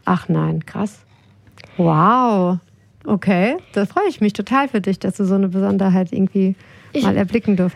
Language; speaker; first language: German; native; German